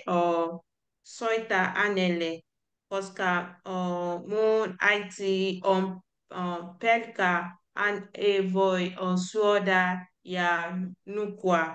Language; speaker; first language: Finnish; non-native, learner; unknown